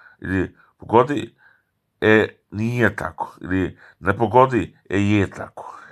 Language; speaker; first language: Serbian; early bilingual, heritage; Serbian